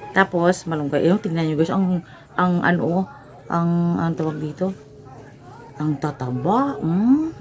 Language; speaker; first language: Filipino; non-native, local second language; Hiligaynon